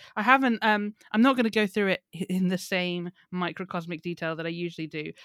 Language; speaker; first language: English; native; English